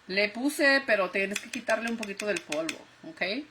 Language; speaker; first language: Spanish; early bilingual, heritage; Spanish